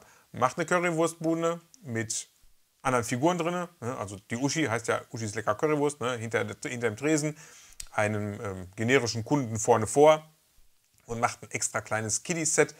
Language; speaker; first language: German; native; German